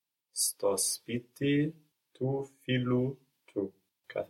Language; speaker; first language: Greek; non-native, learner; English